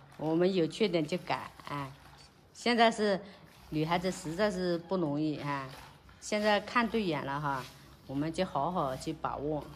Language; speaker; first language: Chinese; native; Chinese